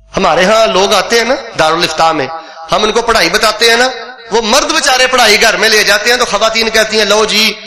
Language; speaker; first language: Urdu; non-native, local second language; Punjabi